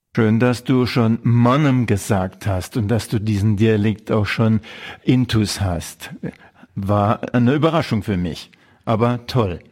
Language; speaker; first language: German; native; German